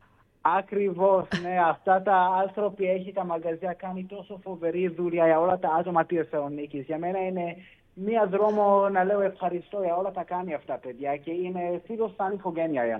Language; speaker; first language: Greek; early bilingual, heritage; Greek